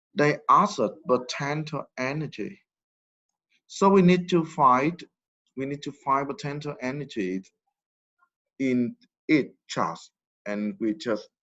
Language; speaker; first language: English; non-native, fluent; Vietnamese